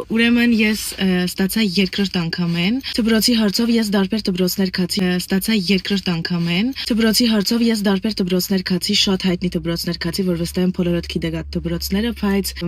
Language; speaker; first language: Armenian; native; Armenian